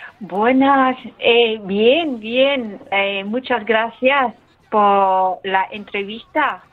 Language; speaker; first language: Spanish; non-native, learner; Khmer